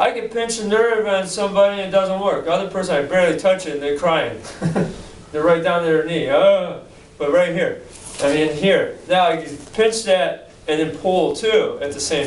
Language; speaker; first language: English; native; English